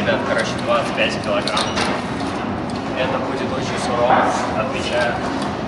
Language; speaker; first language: Russian; native; Russian